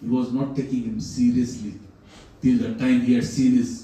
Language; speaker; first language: English; non-native, local second language; Marathi